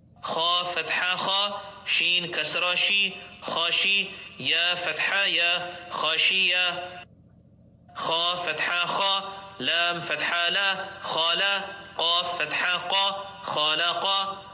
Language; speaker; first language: Arabic; non-native, fluent; Oromo